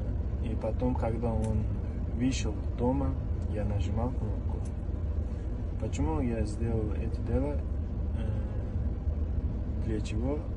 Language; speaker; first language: Russian; non-native, learner; Uzbek